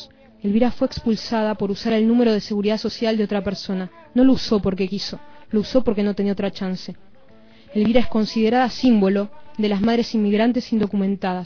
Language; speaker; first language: Spanish; native; Spanish